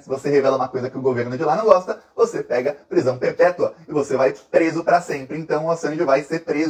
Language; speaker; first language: Portuguese; native; Portuguese